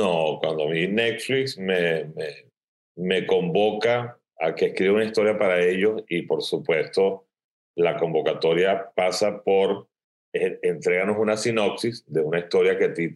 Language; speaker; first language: Spanish; native; Spanish